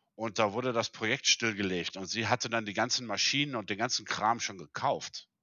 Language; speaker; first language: German; early bilingual, heritage; German